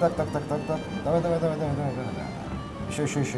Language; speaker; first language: Polish; non-native, learner; Georgian